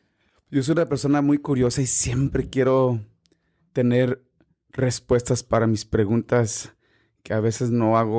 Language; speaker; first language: Spanish; early bilingual, heritage; Spanish